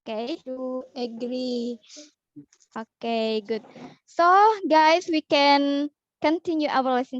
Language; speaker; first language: English; non-native, learner; Indonesian